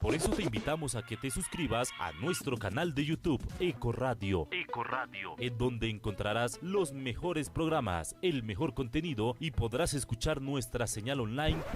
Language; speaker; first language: Spanish; native; Spanish